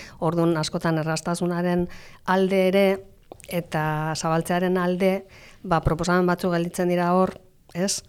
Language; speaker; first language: Basque; non-native, local second language; Spanish